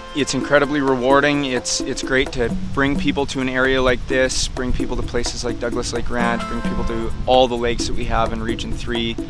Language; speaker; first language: English; native; English